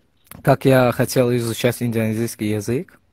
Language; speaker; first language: Russian; non-native, fluent; Azerbaijani